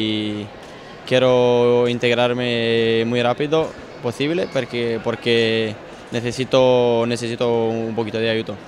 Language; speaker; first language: Spanish; non-native, fluent; Romanian